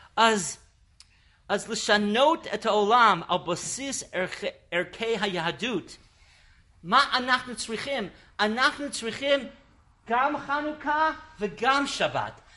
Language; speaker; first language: Hebrew; non-native, fluent; English